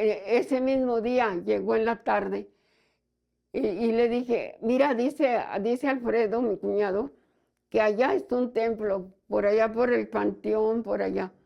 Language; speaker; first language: Spanish; native; Spanish